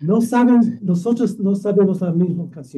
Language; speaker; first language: Spanish; non-native, fluent; English